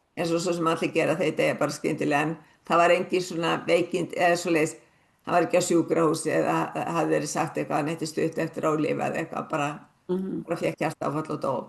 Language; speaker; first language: Icelandic; native; Icelandic